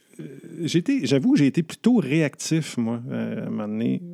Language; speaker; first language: French; native; French